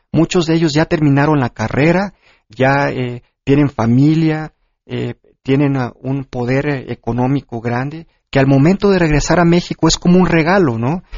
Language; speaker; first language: Spanish; early bilingual, heritage; Spanish